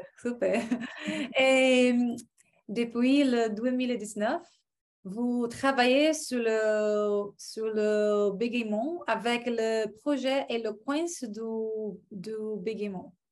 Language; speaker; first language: French; non-native, fluent; Portuguese